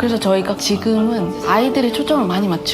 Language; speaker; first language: Korean; native; Korean